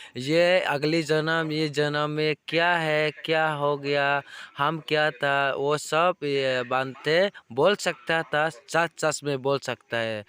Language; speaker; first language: Hindi; non-native, local second language; Chakma